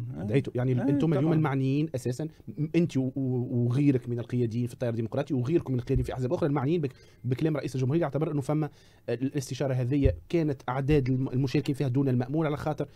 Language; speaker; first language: Arabic; native; Arabic